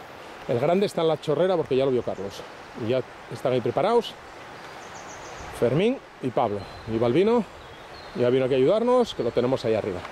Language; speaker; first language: Spanish; native; Spanish